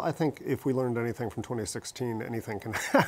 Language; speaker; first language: English; native; English